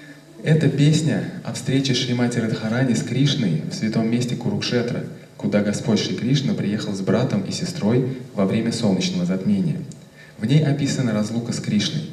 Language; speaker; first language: Russian; native; Russian